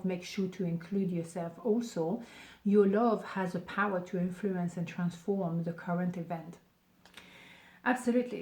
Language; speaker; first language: English; non-native, fluent; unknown